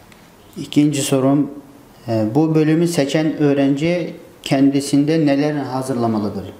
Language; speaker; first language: Turkish; non-native, fluent; Uyghur